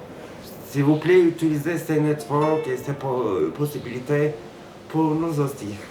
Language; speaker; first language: French; non-native, fluent; Turkish